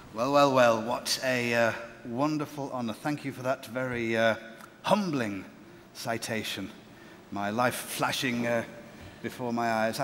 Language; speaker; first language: English; native; English